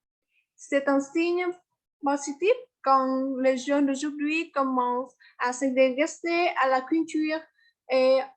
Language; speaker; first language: French; non-native, learner; Vietnamese